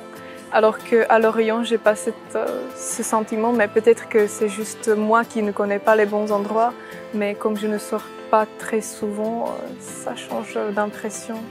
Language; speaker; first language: French; non-native, fluent; Czech